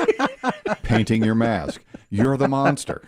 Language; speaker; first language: English; native; English